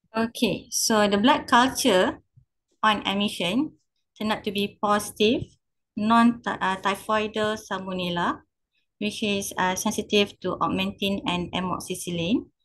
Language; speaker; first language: English; non-native, local second language; Malay